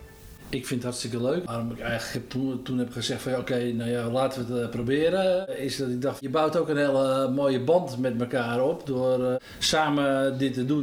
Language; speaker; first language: Dutch; native; Dutch